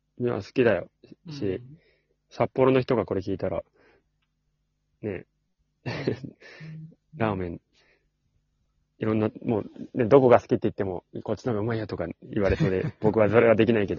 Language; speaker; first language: Japanese; native; Japanese